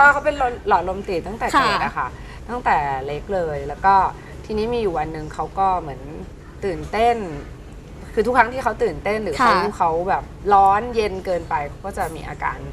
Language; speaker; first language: Thai; native; Thai